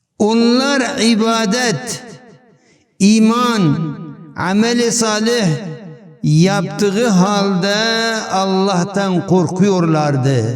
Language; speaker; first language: Turkish; non-native, local second language; Kurdish